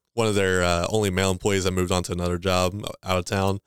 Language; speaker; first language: English; native; English